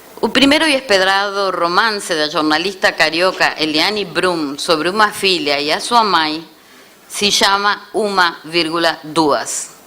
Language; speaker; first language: Portuguese; non-native, fluent; Spanish